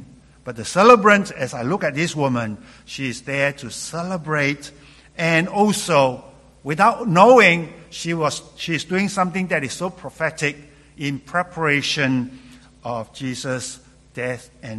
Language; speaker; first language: English; non-native, local second language; Cantonese